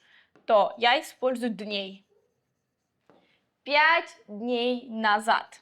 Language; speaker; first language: Russian; non-native, local second language; Uzbek